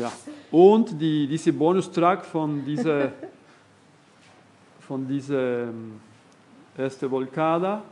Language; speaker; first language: German; non-native, learner; Spanish